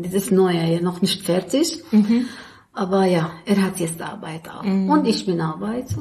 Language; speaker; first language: German; non-native, learner; Arabic